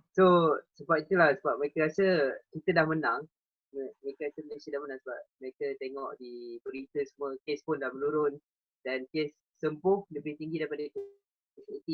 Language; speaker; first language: Malay; native; Malay